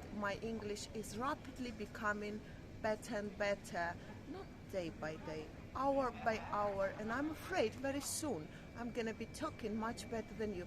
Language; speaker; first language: English; non-native, fluent; Russian